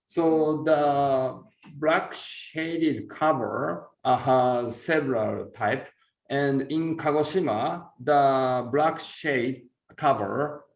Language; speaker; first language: English; non-native, learner; Japanese